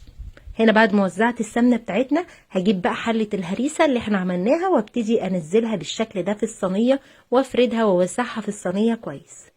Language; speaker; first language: Arabic; native; Arabic